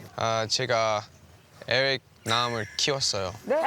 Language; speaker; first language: Korean; non-native, fluent; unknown